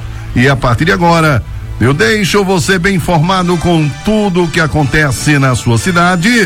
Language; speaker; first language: Portuguese; native; Portuguese